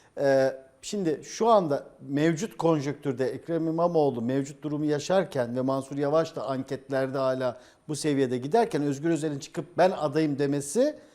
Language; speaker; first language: Turkish; native; Turkish